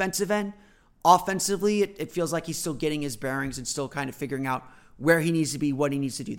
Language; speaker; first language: English; native; English